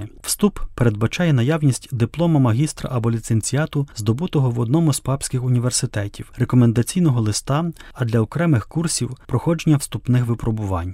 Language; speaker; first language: Ukrainian; native; Ukrainian